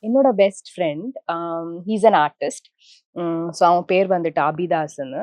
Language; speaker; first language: Tamil; non-native, local second language; Kannada